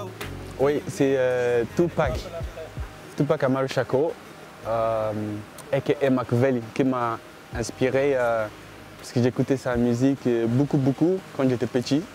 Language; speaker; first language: French; non-native, learner; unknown